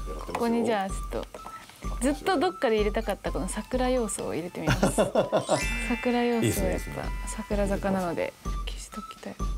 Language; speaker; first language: Japanese; native; Japanese